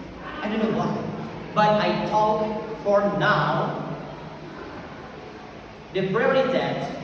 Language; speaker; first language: English; non-native, learner; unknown